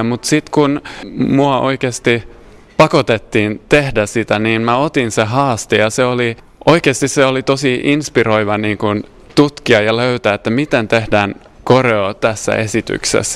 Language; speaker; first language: Finnish; non-native, fluent; Swedish